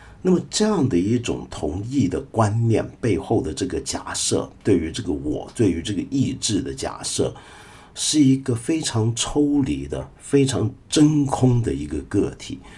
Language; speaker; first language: Chinese; non-native, local second language; Cantonese